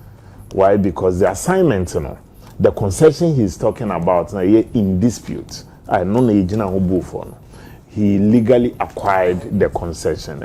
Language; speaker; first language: English; non-native, local second language; Akan